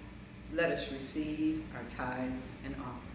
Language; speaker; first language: English; native; English